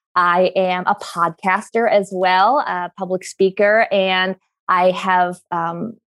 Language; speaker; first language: English; native; English